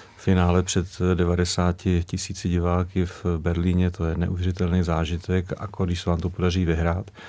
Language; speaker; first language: Czech; native; Czech